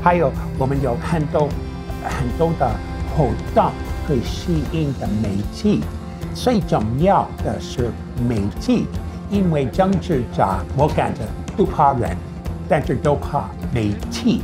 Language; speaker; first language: Chinese; non-native, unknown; English